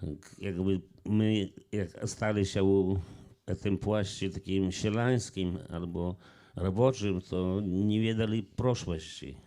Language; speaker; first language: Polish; non-native, local second language; Belarusian